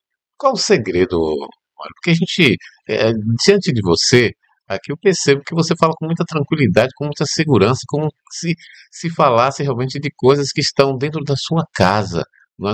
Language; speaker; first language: Portuguese; native; Portuguese